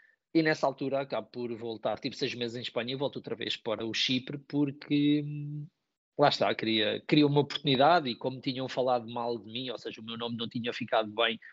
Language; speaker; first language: Portuguese; native; Portuguese